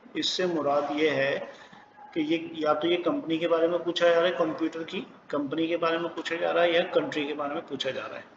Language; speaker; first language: Urdu; native; Urdu